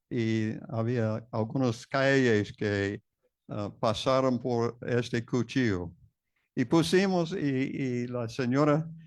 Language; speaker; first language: Spanish; non-native, fluent; English